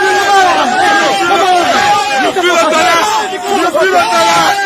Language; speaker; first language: Portuguese; non-native, learner; Haitian Creole